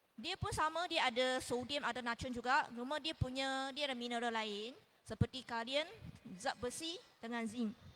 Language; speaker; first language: Malay; non-native, local second language; Chinese